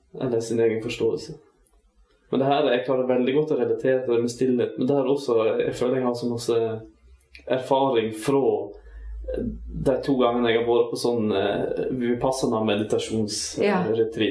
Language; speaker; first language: Norwegian; native; Norwegian